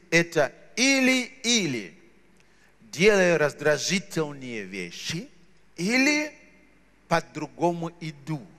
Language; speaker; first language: Russian; non-native, fluent; Shona